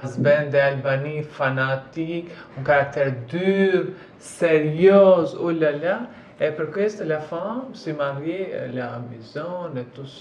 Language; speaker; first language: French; non-native, learner; Albanian